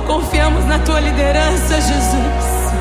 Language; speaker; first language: Portuguese; native; Portuguese